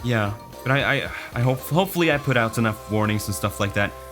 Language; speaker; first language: English; non-native, fluent; Norwegian